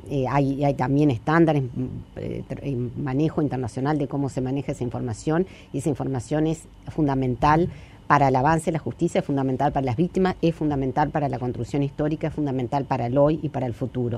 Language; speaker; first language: Spanish; native; Spanish